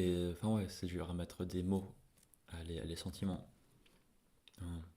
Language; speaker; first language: French; non-native, fluent; English